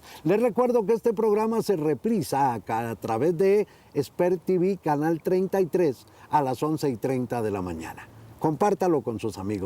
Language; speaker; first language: Spanish; native; Spanish